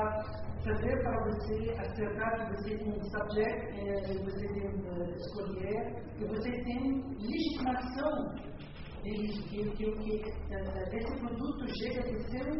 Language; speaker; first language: Portuguese; non-native, learner; Spanish